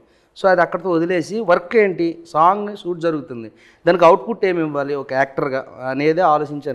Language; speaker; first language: Telugu; native; Telugu